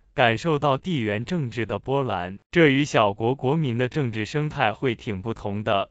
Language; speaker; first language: Chinese; native; Chinese